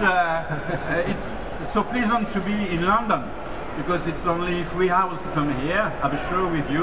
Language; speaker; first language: English; non-native, learner; French